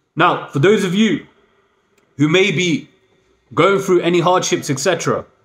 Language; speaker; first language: English; native; English